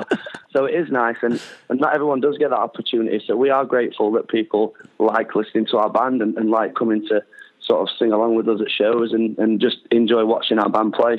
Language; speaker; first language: English; native; English